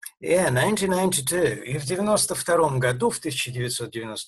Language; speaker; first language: Russian; native; Russian